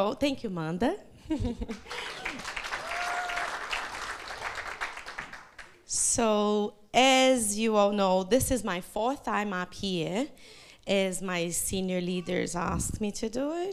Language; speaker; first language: English; non-native, fluent; Portuguese